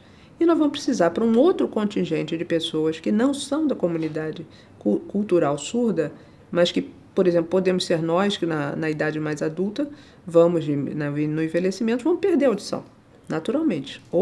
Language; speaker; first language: Portuguese; native; Portuguese